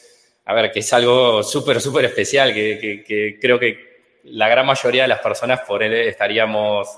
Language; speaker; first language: Spanish; native; Spanish